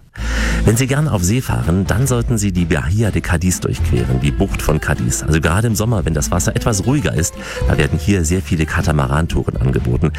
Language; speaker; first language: German; native; German